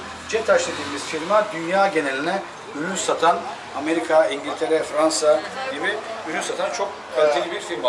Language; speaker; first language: Turkish; native; Turkish